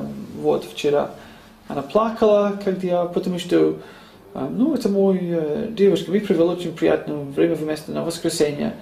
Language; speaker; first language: Russian; non-native, learner; English